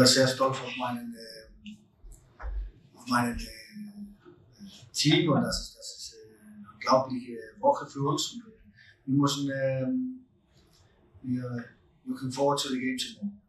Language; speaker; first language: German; non-native, learner; Danish